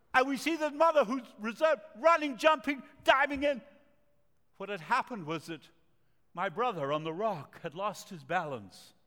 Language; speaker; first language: English; non-native, fluent; Spanish